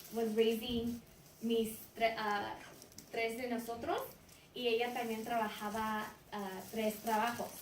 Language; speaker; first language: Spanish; early bilingual, heritage; Spanish